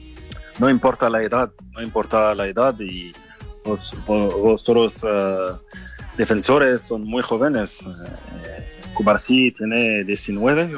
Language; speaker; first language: Spanish; non-native, fluent; French